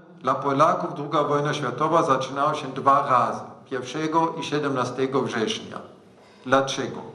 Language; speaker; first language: Polish; non-native, fluent; German